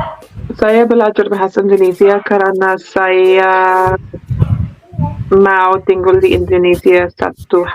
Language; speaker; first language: Indonesian; non-native, learner; English